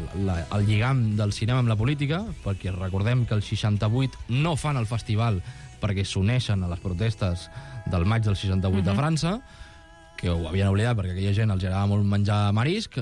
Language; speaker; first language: Catalan; native; Catalan